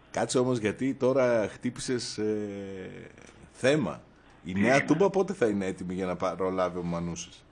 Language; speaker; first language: Greek; native; Greek